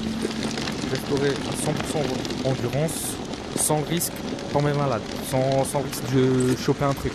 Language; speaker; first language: French; native; French